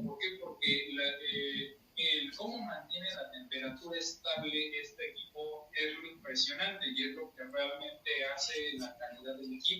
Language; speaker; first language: Spanish; native; Spanish